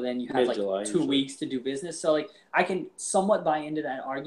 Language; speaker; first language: English; native; English